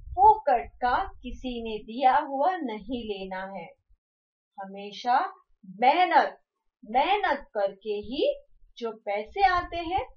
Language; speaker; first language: Hindi; non-native, local second language; Marathi